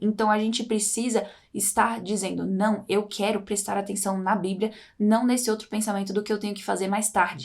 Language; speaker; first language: Portuguese; native; Portuguese